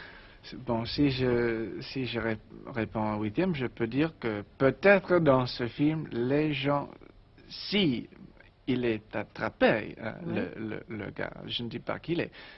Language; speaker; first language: French; non-native, learner; English